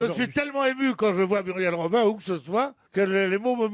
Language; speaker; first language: French; native; French